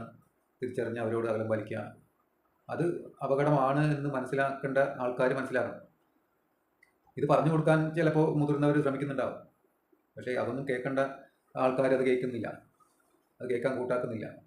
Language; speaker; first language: Malayalam; native; Malayalam